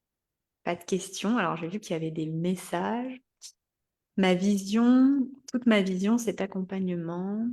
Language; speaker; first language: French; native; French